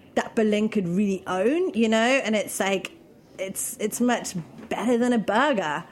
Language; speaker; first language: English; native; English